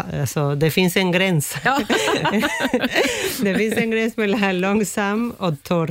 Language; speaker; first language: Swedish; non-native, fluent; Spanish